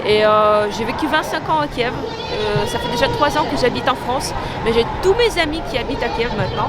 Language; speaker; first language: French; non-native, fluent; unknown